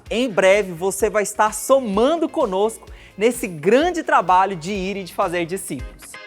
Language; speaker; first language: Portuguese; native; Portuguese